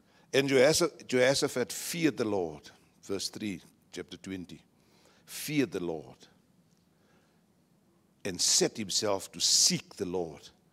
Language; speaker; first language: English; non-native, local second language; Afrikaans